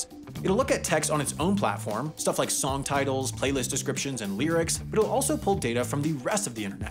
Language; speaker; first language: English; native; English